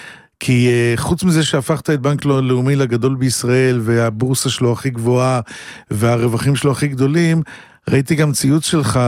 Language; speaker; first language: Hebrew; native; Hebrew